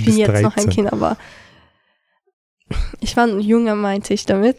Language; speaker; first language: German; early bilingual, other home language; Chechen